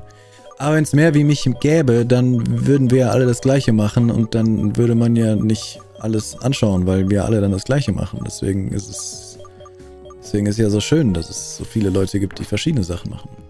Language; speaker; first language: German; native; German